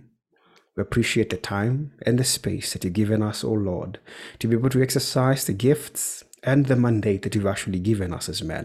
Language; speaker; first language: English; non-native, local second language; Kikuyu